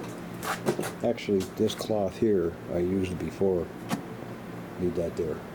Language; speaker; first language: English; native; English